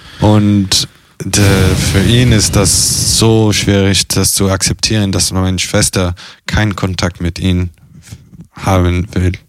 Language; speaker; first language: German; non-native, fluent; Italian